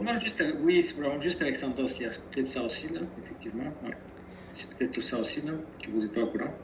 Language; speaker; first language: French; native; French